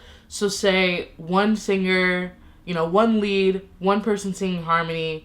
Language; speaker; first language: English; native; English